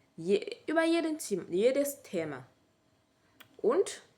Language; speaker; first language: German; non-native, learner; French